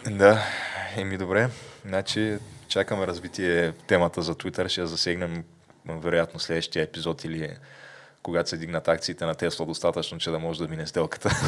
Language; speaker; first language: Bulgarian; native; Bulgarian